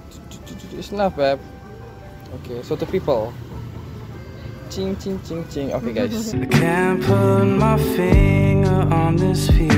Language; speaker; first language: English; non-native, learner; Indonesian